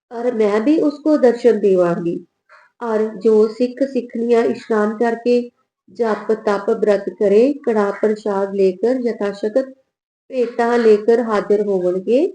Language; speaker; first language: Hindi; non-native, local second language; Punjabi